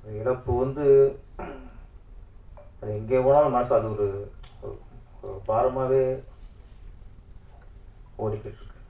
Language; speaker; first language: Tamil; native; Tamil